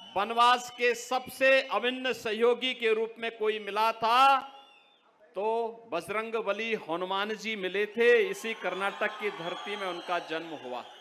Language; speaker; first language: Hindi; native; Hindi